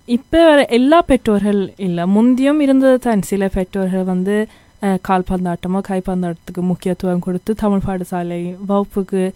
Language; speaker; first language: Tamil; early bilingual, heritage; Tamil